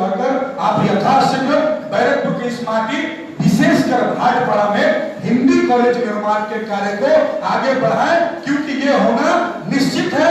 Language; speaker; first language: Hindi; native; Hindi